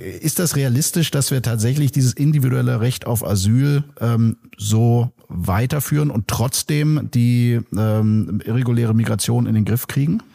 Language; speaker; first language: German; native; German